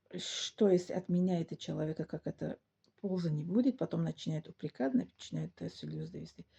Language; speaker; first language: Russian; non-native, local second language; Tajik